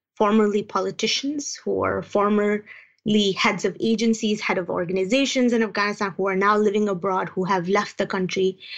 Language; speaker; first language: English; non-native, local second language; Uzbek